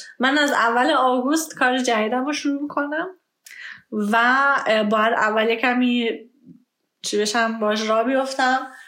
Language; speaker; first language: Persian; early bilingual, heritage; Persian